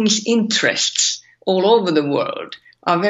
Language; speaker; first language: English; non-native, fluent; Finnish